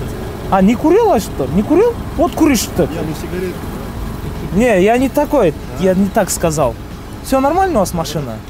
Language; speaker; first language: Russian; non-native, local second language; Kyrgyz